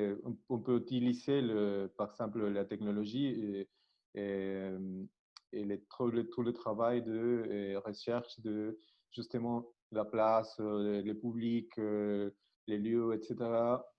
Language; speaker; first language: French; non-native, learner; Spanish